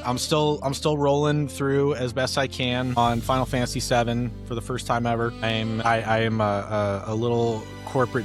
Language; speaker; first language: English; native; English